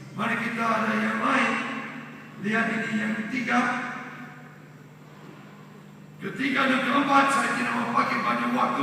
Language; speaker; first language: Indonesian; non-native, learner; English